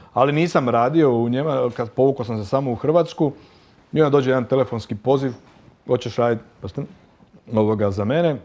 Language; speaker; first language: Croatian; native; Croatian